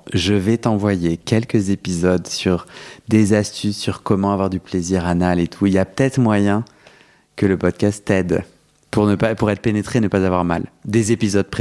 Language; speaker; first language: French; native; French